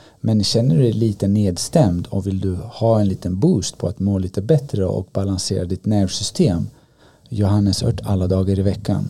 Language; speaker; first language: Swedish; early bilingual, other home language; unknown